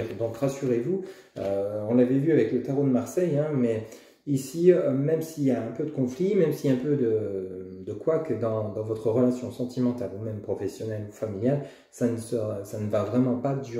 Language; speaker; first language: French; native; French